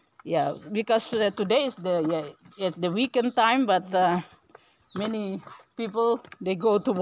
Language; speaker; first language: English; non-native, learner; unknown